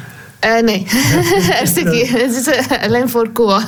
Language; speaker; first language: Dutch; non-native, learner; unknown